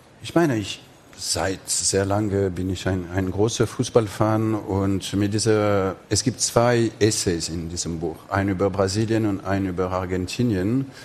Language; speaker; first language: German; non-native, fluent; French